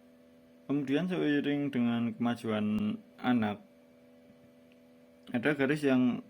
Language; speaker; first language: Indonesian; native; Indonesian